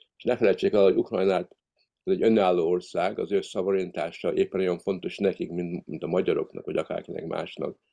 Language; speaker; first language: Hungarian; early bilingual, heritage; Hungarian